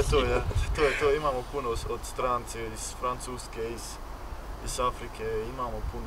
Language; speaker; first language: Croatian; early bilingual, heritage; Bosnian